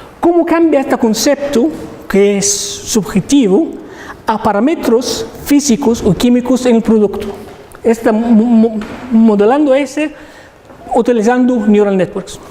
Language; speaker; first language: Spanish; non-native, learner; Arabic